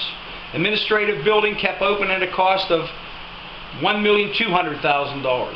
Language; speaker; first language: English; native; English